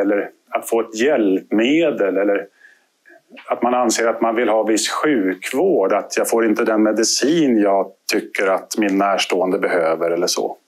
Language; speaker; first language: Swedish; native; Swedish